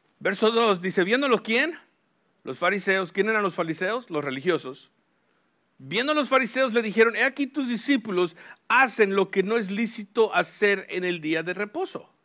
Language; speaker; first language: Spanish; early bilingual, heritage; Spanish